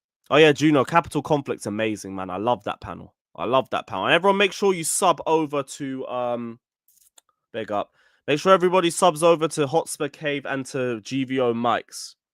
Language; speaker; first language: English; native; English